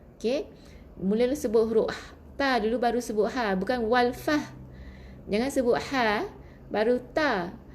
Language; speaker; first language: Malay; native; Malay